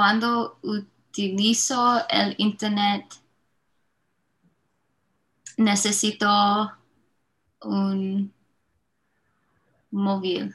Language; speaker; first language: Spanish; non-native, learner; English